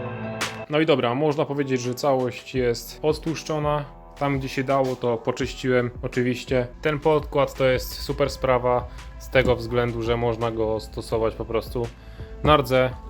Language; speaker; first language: Polish; native; Polish